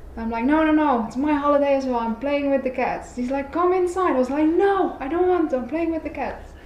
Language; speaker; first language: English; non-native, fluent; Dutch